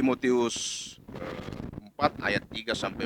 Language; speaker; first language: Indonesian; native; Indonesian